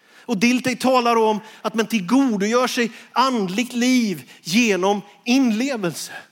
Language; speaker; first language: Swedish; native; Swedish